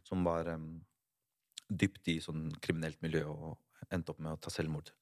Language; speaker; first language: Norwegian; early bilingual, other home language; Spanish